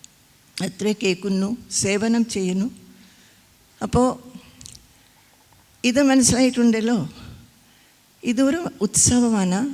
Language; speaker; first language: Malayalam; non-native, fluent; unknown